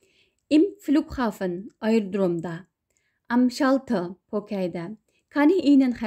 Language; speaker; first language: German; non-native, learner; Uyghur